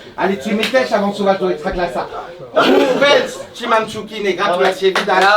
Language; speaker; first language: Polish; non-native, learner; French